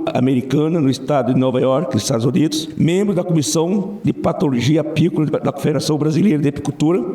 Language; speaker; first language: Portuguese; native; Portuguese